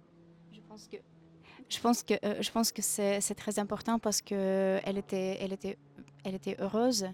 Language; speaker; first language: French; non-native, fluent; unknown